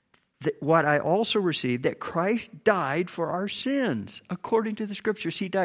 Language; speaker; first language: English; native; English